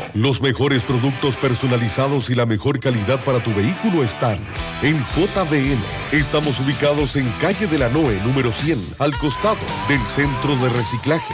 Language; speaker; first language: Spanish; native; Spanish